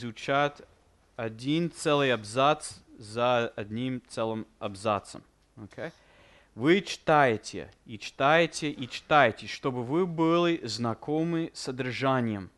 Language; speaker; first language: Russian; non-native, fluent; English